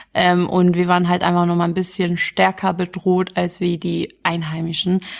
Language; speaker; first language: German; early bilingual, other home language; Arabic